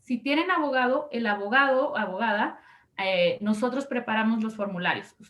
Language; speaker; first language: Spanish; early bilingual, other home language; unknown